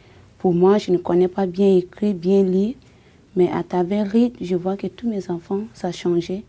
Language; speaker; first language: French; non-native, learner; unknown